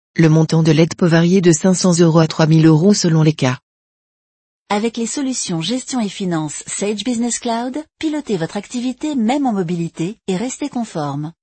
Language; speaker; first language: French; native; French